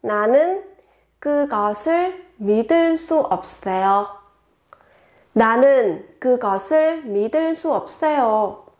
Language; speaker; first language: Korean; non-native, fluent; Vietnamese